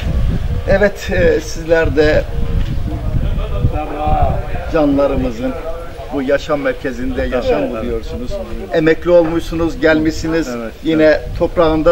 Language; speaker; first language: Turkish; native; Turkish